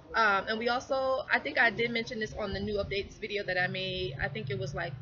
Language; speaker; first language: English; native; English